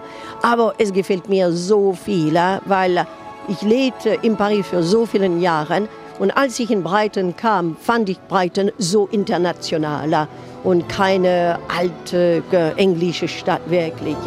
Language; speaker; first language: German; non-native, fluent; French